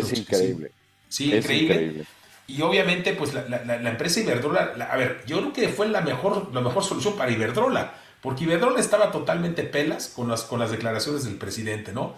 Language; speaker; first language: Spanish; native; Spanish